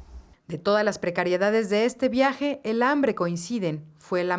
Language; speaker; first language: Spanish; native; Spanish